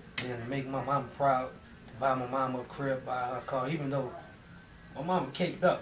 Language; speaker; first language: English; native; English